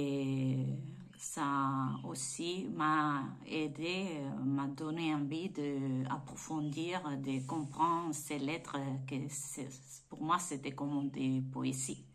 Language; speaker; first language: French; non-native, fluent; Spanish